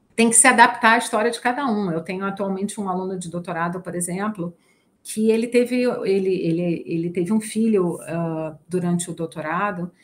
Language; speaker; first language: Portuguese; native; Portuguese